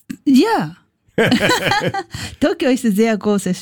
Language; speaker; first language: German; non-native, learner; Japanese